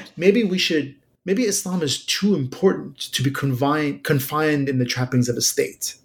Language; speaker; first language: English; early bilingual, other home language; Persian